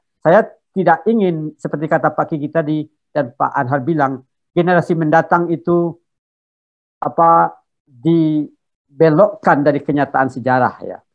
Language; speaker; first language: Indonesian; non-native, local second language; Minangkabau